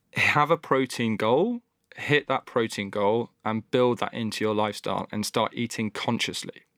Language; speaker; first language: English; native; English